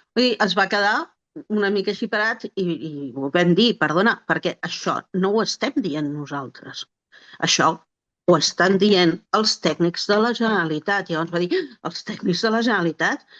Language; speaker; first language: Catalan; native; Catalan